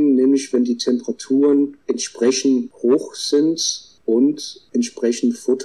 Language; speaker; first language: German; non-native, fluent; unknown